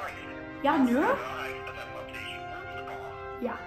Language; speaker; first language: German; non-native, learner; English